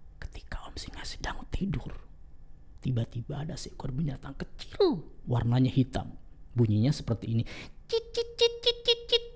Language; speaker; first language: Indonesian; native; Indonesian